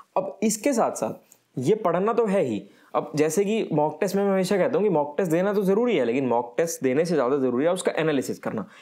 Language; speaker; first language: Hindi; native; Hindi